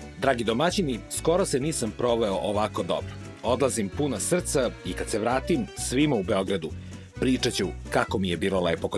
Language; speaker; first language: Serbian; native; Serbian